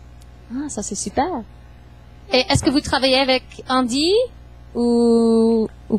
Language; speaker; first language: French; non-native, fluent; English